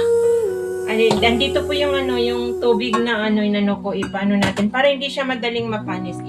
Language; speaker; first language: Filipino; native; Filipino